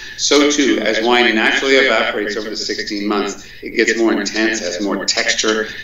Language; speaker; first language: English; native; English